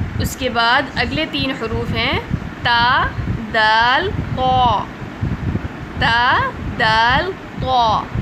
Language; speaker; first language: Urdu; native; Urdu